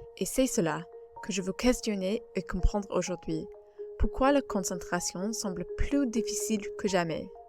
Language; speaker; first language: French; native; French